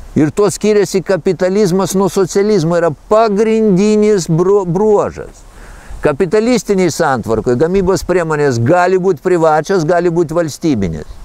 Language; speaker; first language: Lithuanian; native; Lithuanian